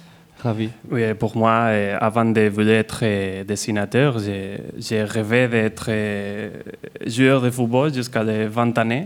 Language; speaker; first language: French; non-native, fluent; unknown